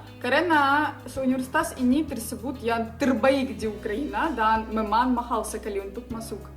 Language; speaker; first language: Indonesian; non-native, learner; Ukrainian